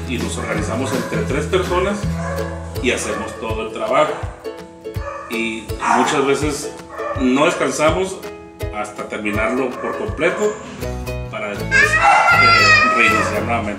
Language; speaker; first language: Spanish; native; Spanish